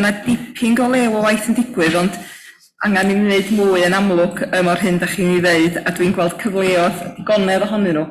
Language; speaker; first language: Welsh; native; Welsh